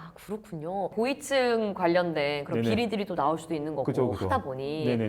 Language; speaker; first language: Korean; native; Korean